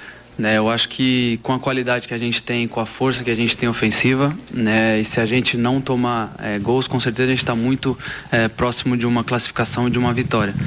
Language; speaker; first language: Portuguese; native; Portuguese